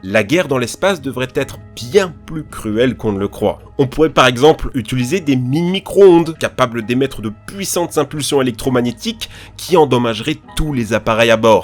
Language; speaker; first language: French; native; French